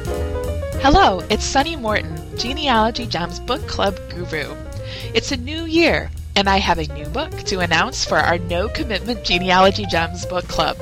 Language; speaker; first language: English; native; English